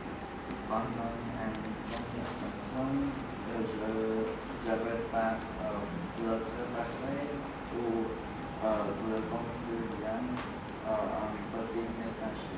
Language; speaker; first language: French; non-native, learner; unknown